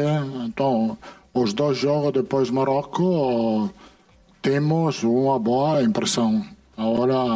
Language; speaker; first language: Portuguese; non-native, fluent; Italian